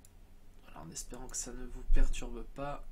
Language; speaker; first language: French; native; French